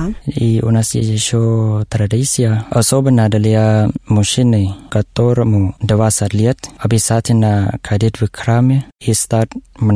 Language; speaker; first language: Russian; non-native, learner; Thai